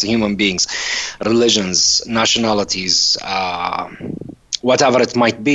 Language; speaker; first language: English; non-native, fluent; Arabic